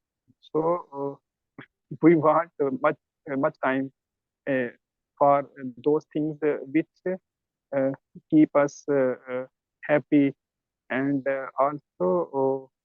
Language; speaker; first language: English; non-native, learner; Urdu